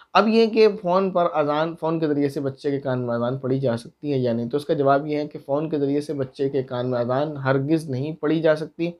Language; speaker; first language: Urdu; native; Urdu